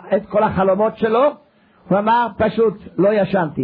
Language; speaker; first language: Hebrew; non-native, fluent; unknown